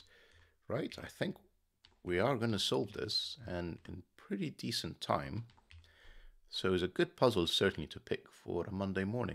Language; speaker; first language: English; native; English